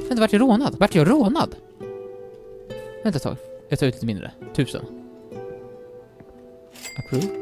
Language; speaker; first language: Swedish; native; Swedish